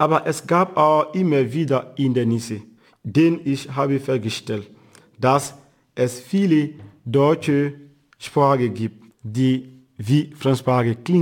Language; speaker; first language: German; non-native, fluent; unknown